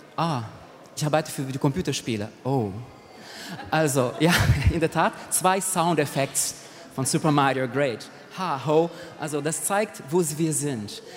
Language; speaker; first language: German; non-native, fluent; Portuguese